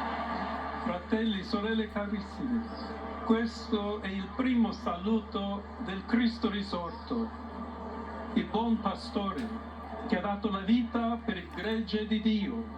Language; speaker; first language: Italian; non-native, fluent; English